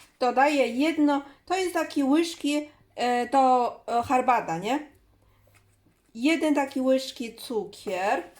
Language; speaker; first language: Polish; non-native, learner; Chinese